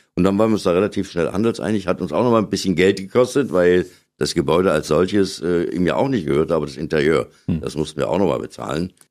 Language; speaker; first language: German; native; German